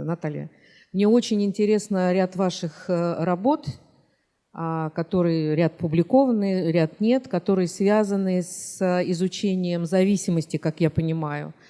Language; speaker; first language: Russian; native; Russian